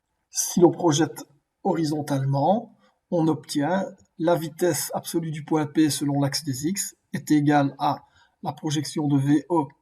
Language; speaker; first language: French; native; French